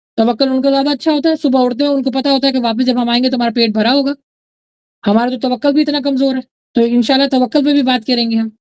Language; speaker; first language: Urdu; native; Urdu